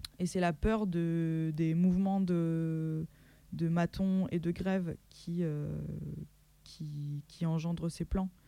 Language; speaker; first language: French; native; French